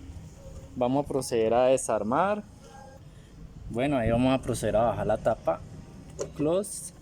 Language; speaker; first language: Spanish; native; Spanish